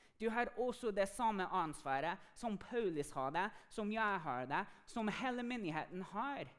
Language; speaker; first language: Norwegian; non-native, fluent; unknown